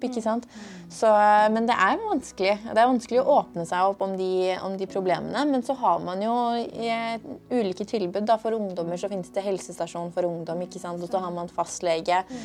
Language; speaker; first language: Norwegian; early bilingual, other home language; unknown